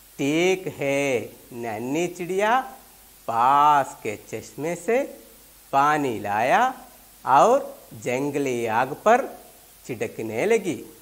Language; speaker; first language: Urdu; non-native, local second language; Malayalam